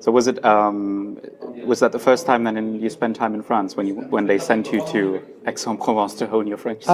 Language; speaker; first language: English; non-native, fluent; German